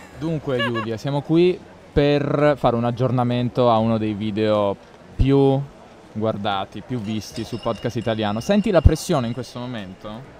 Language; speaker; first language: Italian; native; Italian